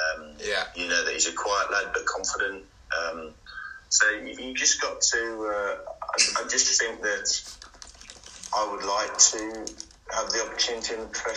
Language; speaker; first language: English; native; English